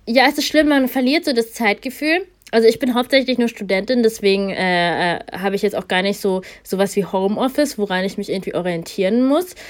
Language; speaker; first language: German; early bilingual, other home language; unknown